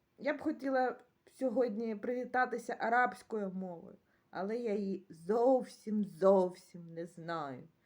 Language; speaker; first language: Ukrainian; native; Ukrainian